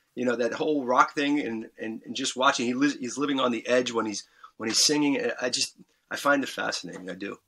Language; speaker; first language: English; native; English